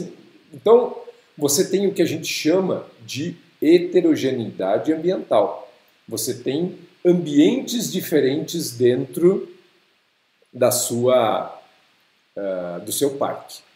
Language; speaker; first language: Portuguese; native; Portuguese